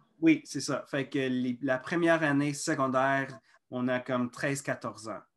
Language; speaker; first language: French; non-native, local second language; English